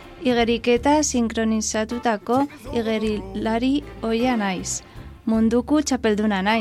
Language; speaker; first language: Basque; non-native, learner; Catalan